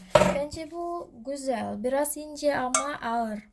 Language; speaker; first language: Turkish; non-native, learner; Indonesian